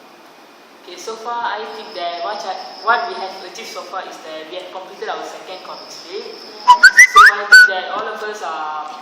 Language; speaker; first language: English; non-native, local second language; Malay